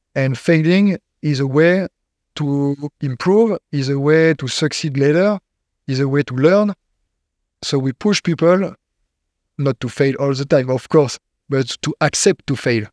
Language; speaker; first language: English; non-native, fluent; French